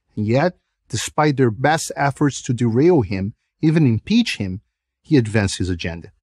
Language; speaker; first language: English; non-native, fluent; Portuguese